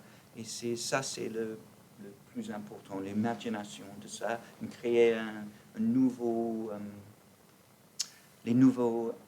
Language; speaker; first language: French; non-native, learner; English